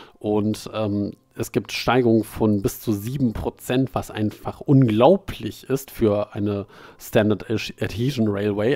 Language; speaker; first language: German; native; German